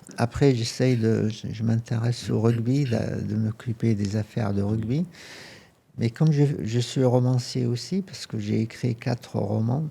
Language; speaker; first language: French; non-native, fluent; Arabic